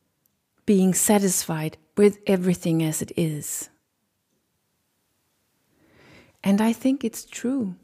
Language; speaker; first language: English; non-native, fluent; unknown